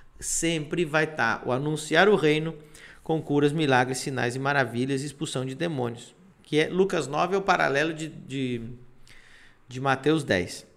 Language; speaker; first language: Portuguese; non-native, fluent; Spanish